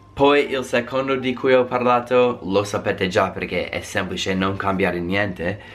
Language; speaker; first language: Italian; non-native, fluent; English